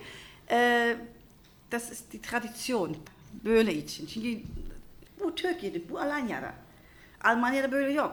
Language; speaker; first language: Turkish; non-native, learner; German